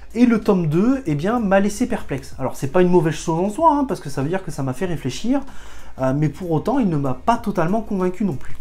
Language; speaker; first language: French; native; French